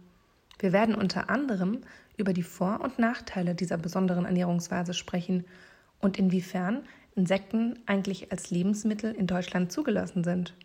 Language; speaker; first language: German; native; German